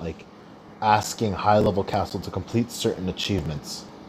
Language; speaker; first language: English; early bilingual, other home language; Spanish